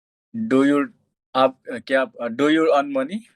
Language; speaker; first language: English; non-native, learner; Hindi